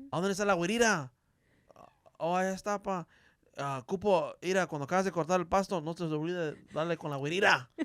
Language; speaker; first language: Spanish; early bilingual, heritage; Spanish